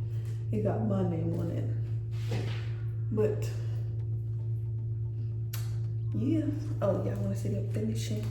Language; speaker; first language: English; native; English